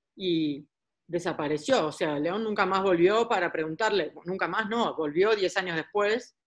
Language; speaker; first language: Spanish; early bilingual, heritage; Spanish